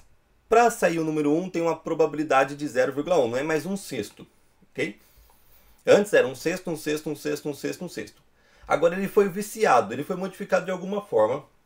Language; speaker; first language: Portuguese; native; Portuguese